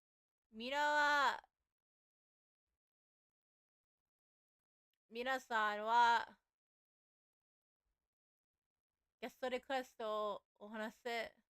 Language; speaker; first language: Japanese; non-native, learner; English